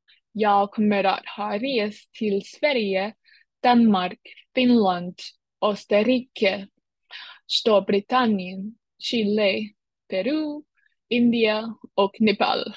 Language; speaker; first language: Swedish; non-native, learner; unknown